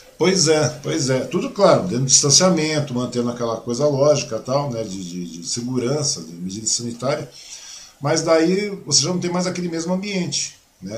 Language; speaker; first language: Portuguese; early bilingual, other home language; Chinese